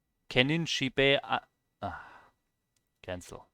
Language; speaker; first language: Korean; non-native, learner; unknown